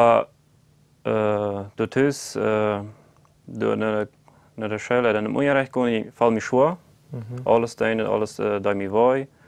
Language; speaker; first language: German; non-native, local second language; Plautdietsch